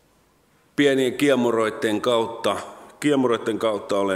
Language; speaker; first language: Finnish; native; Finnish